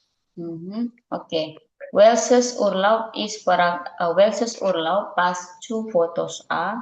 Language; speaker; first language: German; non-native, learner; Indonesian